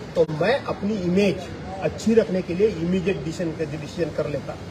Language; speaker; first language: Hindi; non-native, local second language; Marathi